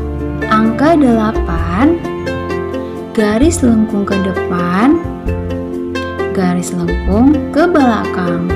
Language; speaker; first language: Indonesian; native; Indonesian